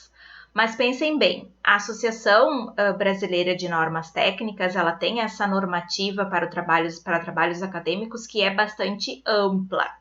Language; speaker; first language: Portuguese; native; Portuguese